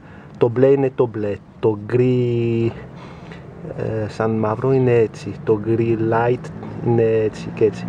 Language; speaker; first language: Greek; non-native, learner; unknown